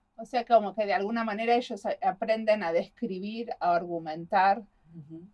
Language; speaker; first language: Spanish; native; Spanish